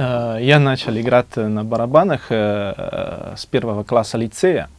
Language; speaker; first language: Russian; non-native, fluent; Italian